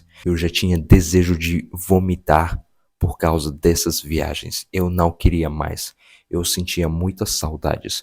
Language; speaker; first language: Portuguese; non-native, fluent; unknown